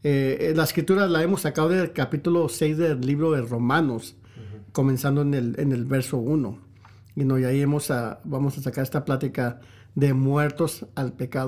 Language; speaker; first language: Spanish; early bilingual, heritage; Spanish